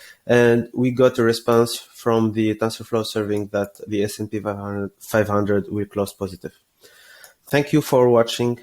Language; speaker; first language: English; non-native, fluent; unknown